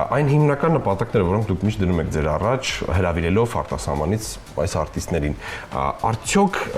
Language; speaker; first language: Armenian; native; Armenian